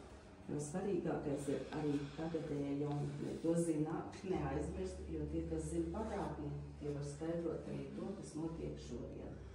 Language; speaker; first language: Latvian; native; Latvian